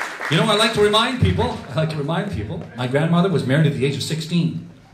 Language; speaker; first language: English; native; English